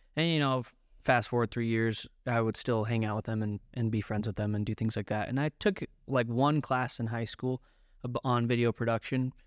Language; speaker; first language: English; native; English